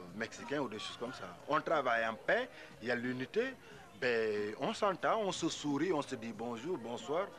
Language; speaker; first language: French; non-native, local second language; Wolof